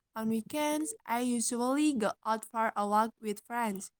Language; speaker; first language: English; non-native, learner; Indonesian